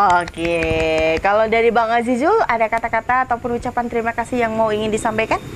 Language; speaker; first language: Indonesian; native; Indonesian